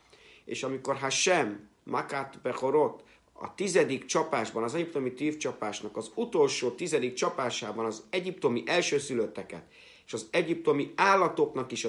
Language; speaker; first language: Hungarian; native; Hungarian